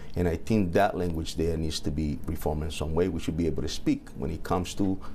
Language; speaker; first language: English; early bilingual, other home language; Spanish